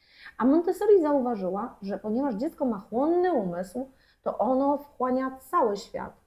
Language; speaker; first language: Polish; native; Polish